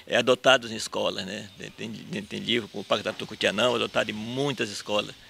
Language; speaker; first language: Portuguese; native; Portuguese